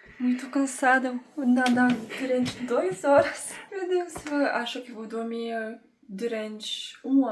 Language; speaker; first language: Portuguese; non-native, fluent; French